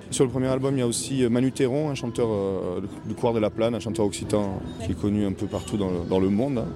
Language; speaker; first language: French; native; French